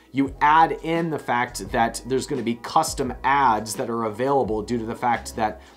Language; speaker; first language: English; native; English